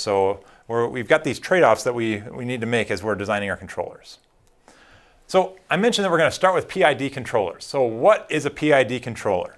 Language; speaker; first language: English; native; English